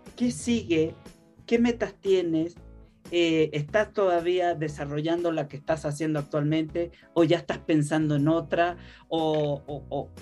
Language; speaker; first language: Spanish; native; Spanish